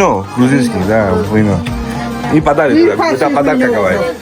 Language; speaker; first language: Russian; non-native, local second language; Georgian